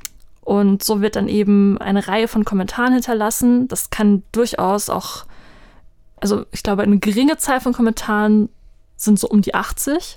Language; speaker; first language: German; native; German